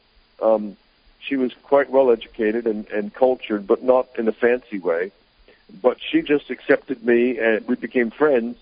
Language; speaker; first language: English; native; English